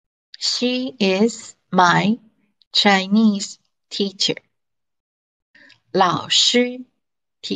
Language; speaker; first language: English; non-native, fluent; Chinese